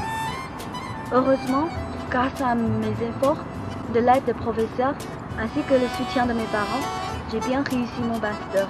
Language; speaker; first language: French; non-native, fluent; Chinese